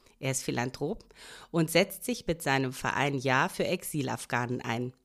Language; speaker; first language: German; native; German